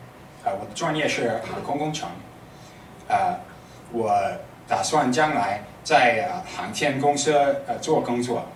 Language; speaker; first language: Chinese; non-native, fluent; English